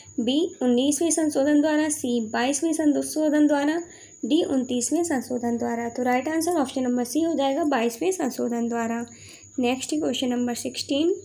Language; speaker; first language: Hindi; native; Hindi